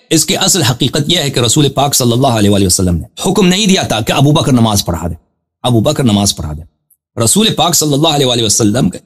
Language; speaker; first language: Urdu; non-native, fluent; Persian